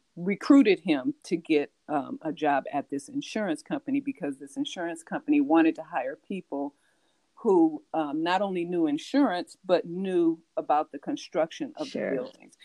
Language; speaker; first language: English; native; English